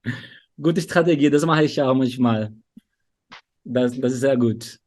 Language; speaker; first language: German; non-native, fluent; Portuguese